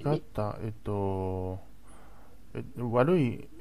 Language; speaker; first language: Japanese; non-native, learner; Chinese